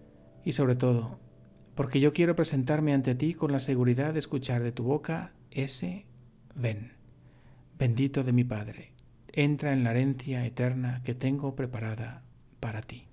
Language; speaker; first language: Spanish; native; Spanish